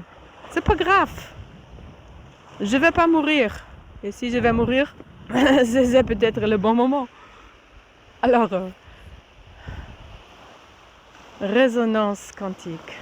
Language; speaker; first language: French; non-native, fluent; German